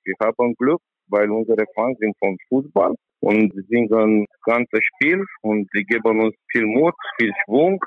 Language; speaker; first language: German; non-native, learner; Romanian